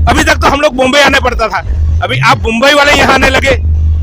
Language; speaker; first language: Hindi; non-native, local second language; Gujarati